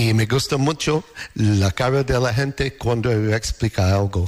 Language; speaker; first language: Spanish; non-native, learner; English